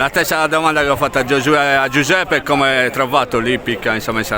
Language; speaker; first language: Italian; native; Italian